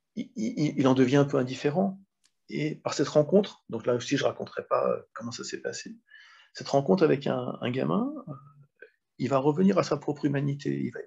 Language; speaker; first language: French; native; French